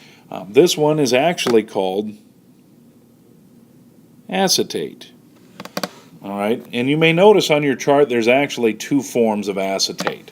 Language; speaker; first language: English; native; English